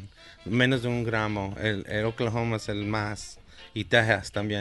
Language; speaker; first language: Spanish; early bilingual, heritage; Spanish